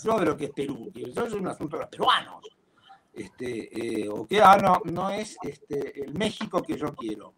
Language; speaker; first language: Spanish; native; Spanish